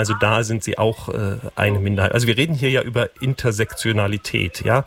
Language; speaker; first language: German; native; German